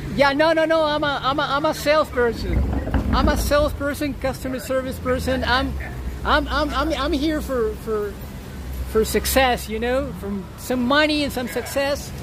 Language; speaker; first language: English; non-native, fluent; Spanish